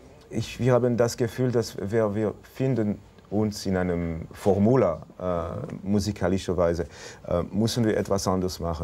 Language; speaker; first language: German; non-native, local second language; French